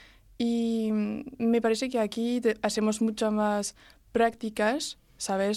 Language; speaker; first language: Spanish; early bilingual, heritage; French